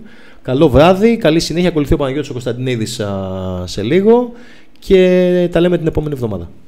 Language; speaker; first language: Greek; native; Greek